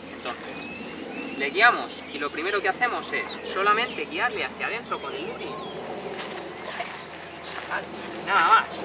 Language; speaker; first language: Spanish; native; Spanish